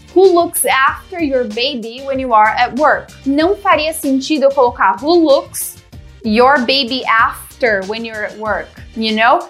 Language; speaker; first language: English; non-native, fluent; Portuguese